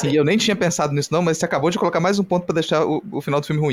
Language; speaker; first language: Portuguese; native; Portuguese